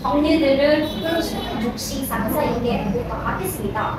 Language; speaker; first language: Korean; non-native, learner; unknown